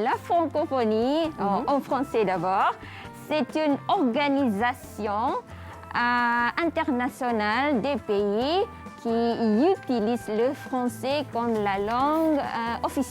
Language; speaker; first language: French; non-native, fluent; Malay